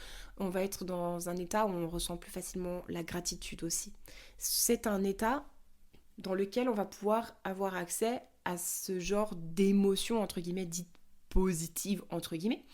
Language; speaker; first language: French; native; French